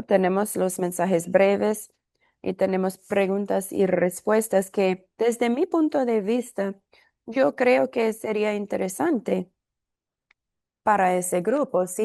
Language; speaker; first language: Spanish; non-native, fluent; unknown